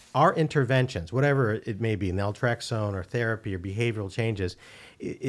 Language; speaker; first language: English; early bilingual, other home language; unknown